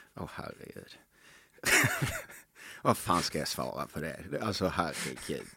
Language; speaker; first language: Swedish; native; Swedish